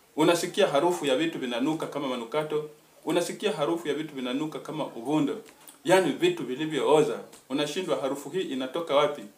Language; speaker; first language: Swahili; native; Swahili